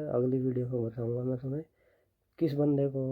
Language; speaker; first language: Hindi; native; Hindi